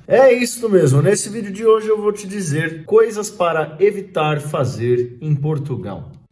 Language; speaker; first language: Portuguese; native; Portuguese